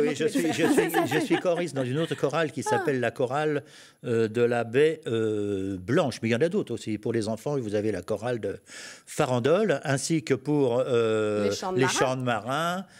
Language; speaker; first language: French; native; French